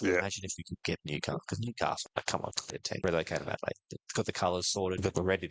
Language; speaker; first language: English; native; English